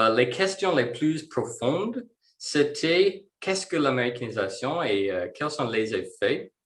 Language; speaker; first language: French; non-native, learner; English